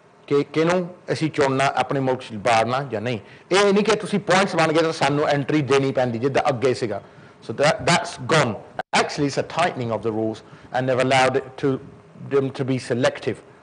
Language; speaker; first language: Punjabi; early bilingual, heritage; Punjabi